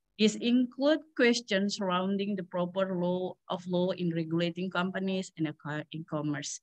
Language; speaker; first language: English; non-native, learner; Indonesian